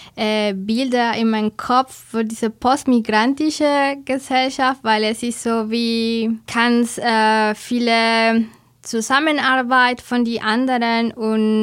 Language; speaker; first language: German; non-native, learner; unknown